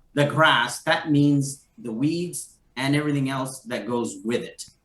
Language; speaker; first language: English; native; English